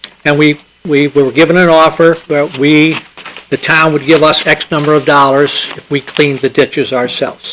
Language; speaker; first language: English; native; English